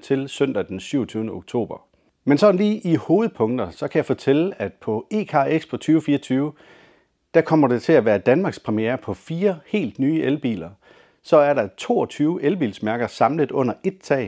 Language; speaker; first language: Danish; native; Danish